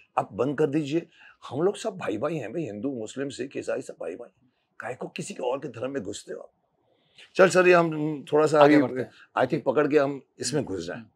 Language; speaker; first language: Hindi; native; Hindi